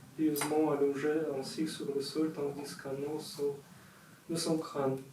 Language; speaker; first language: French; non-native, learner; Russian